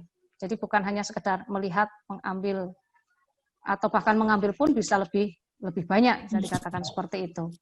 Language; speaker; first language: Indonesian; non-native, local second language; Javanese